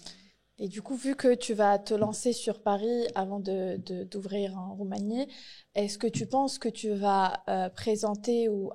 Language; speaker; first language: French; native; French